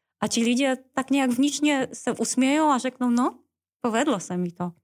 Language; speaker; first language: Czech; non-native, fluent; Polish